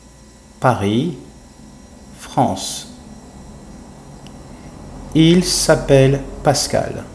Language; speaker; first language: French; non-native, fluent; English